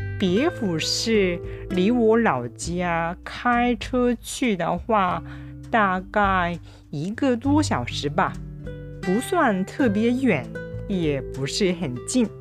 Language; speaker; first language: Chinese; non-native, fluent; Japanese